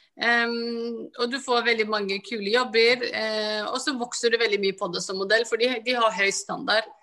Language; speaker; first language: Norwegian; early bilingual, other home language; Somali